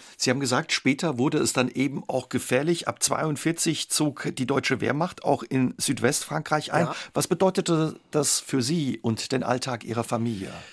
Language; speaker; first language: German; native; German